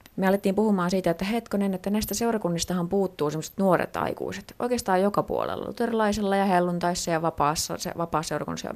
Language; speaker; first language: Finnish; native; Finnish